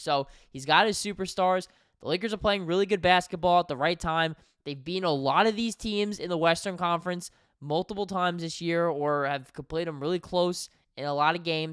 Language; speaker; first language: English; native; English